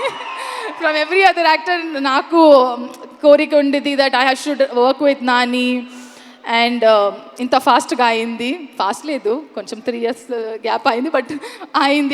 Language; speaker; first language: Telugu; non-native, learner; Kannada